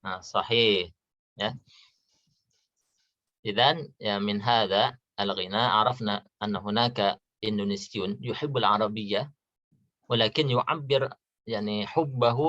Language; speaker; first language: Arabic; non-native, fluent; Indonesian